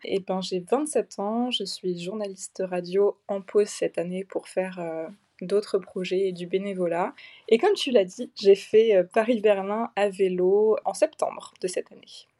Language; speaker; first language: French; native; French